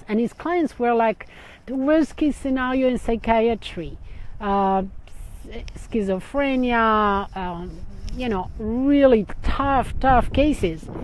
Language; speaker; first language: English; non-native, fluent; French